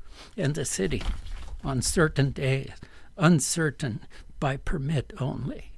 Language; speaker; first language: English; native; English